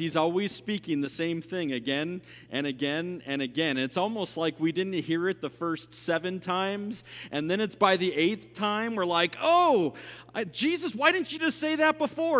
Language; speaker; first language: English; native; English